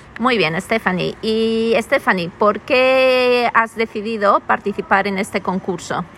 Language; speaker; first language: Spanish; native; Spanish